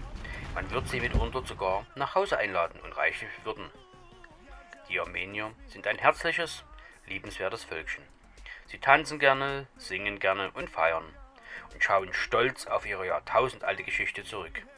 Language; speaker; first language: German; native; German